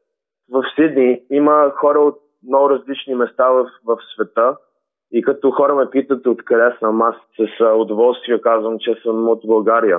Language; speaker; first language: Bulgarian; early bilingual, heritage; Bulgarian